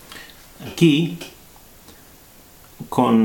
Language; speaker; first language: Spanish; non-native, fluent; English